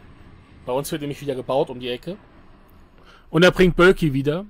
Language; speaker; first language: German; native; German